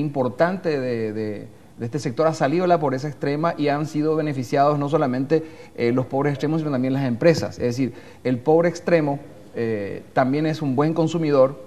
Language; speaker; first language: Spanish; native; Spanish